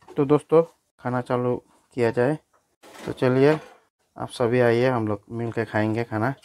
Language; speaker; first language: Hindi; non-native, local second language; Nepali